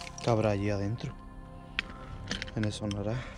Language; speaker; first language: Spanish; native; Spanish